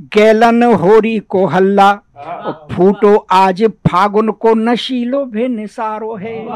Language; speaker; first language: Hindi; native; Hindi